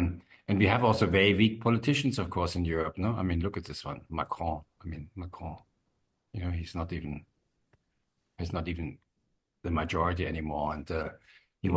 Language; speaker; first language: English; non-native, fluent; German